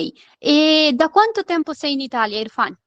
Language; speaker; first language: Italian; non-native, fluent; Urdu